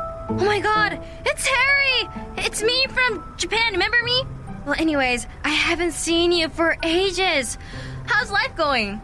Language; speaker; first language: English; early bilingual, other home language; Japanese